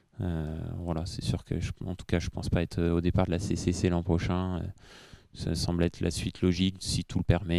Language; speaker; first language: French; native; French